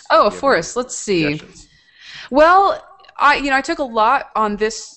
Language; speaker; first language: English; native; English